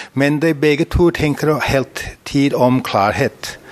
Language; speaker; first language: Norwegian; non-native, learner; English